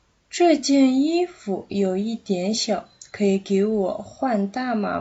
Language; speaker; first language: Chinese; non-native, fluent; Kazakh